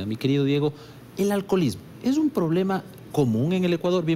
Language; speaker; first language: Spanish; native; Spanish